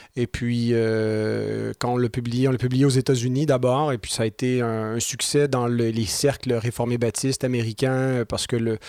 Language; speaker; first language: French; native; French